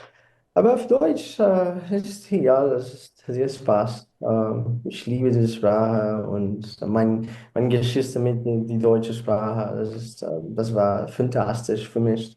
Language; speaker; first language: German; non-native, learner; Portuguese